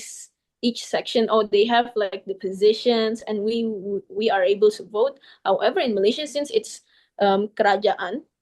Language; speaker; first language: English; non-native, learner; Indonesian